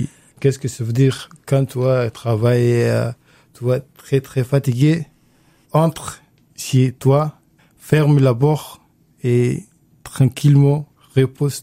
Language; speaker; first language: French; non-native, learner; Arabic